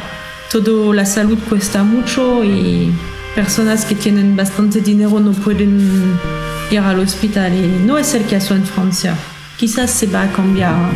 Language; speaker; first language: Spanish; non-native, learner; French